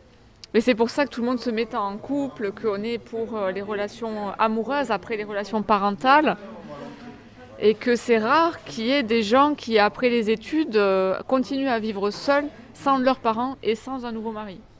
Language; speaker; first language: French; native; French